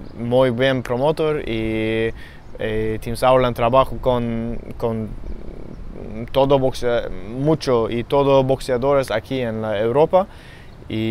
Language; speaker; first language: Spanish; non-native, learner; Swedish